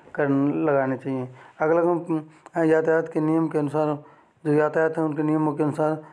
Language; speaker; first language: Hindi; native; Hindi